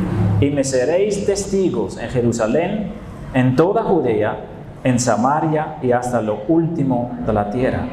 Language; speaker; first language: Spanish; non-native, fluent; Dutch